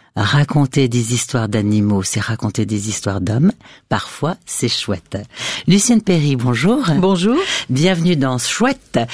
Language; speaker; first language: French; native; French